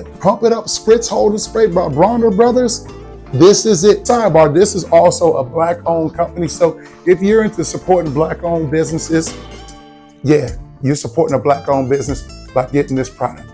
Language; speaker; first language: English; native; English